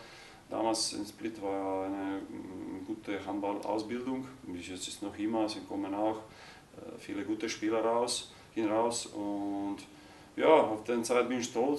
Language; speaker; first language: German; non-native, learner; Croatian